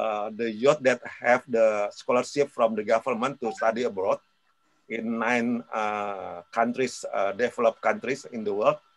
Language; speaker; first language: English; non-native, learner; Indonesian